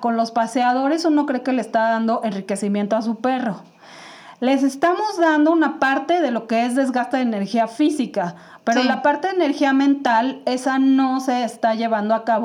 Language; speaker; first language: Spanish; native; Spanish